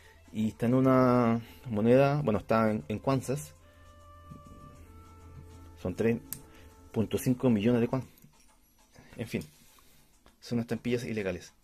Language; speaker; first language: Spanish; native; Spanish